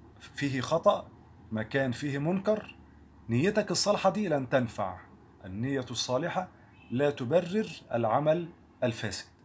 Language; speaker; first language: Arabic; native; Arabic